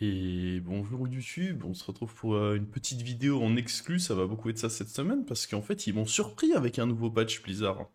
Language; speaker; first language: French; native; French